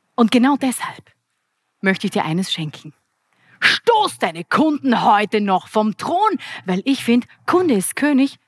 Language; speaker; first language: German; native; German